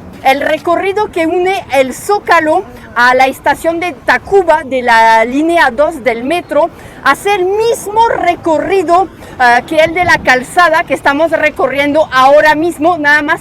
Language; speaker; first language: Spanish; native; Spanish